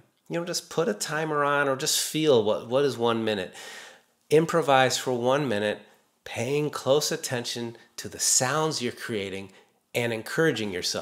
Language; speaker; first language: English; native; English